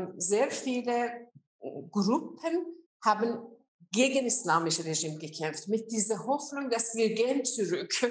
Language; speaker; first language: German; non-native, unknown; Azerbaijani